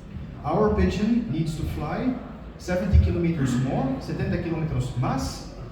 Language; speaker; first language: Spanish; non-native, learner; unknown